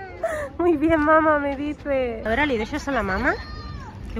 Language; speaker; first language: Spanish; native; Spanish